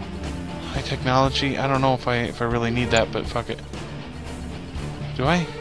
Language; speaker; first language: English; native; English